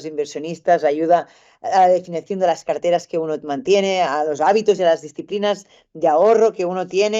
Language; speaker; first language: Spanish; native; Spanish